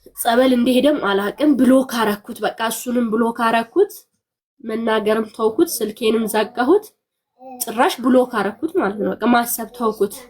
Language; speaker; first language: Amharic; non-native, local second language; Sebat Bet Gurage